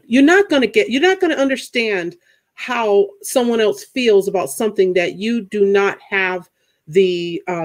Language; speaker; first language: English; native; English